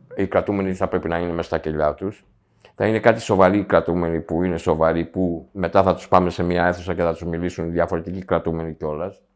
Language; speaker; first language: Greek; early bilingual, heritage; Greek